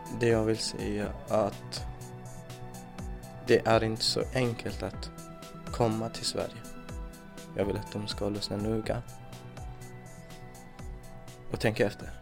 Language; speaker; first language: Swedish; non-native, fluent; Persian